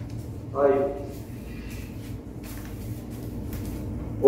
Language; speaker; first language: Japanese; non-native, learner; Vietnamese